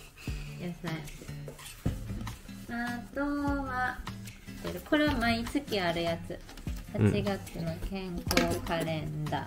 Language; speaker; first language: Japanese; native; Japanese